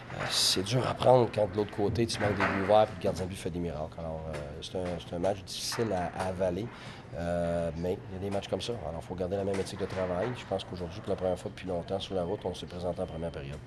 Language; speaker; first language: French; native; French